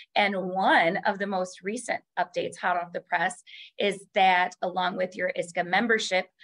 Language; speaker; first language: English; native; English